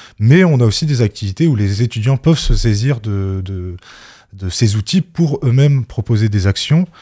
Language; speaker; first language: French; native; French